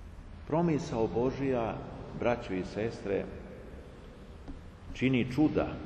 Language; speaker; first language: Serbian; native; Serbian